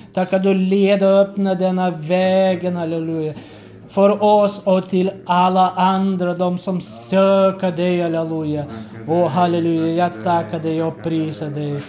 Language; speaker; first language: Swedish; non-native, learner; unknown